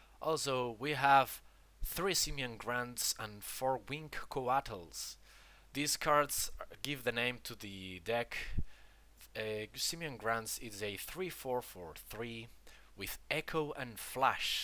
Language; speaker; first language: English; non-native, fluent; Spanish